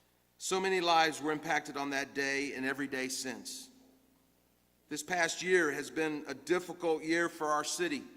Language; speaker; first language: English; native; English